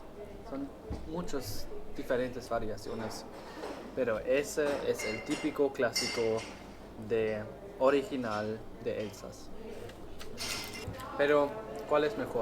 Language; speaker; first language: Spanish; non-native, learner; German